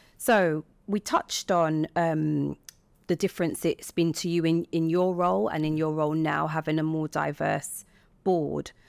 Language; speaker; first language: English; native; English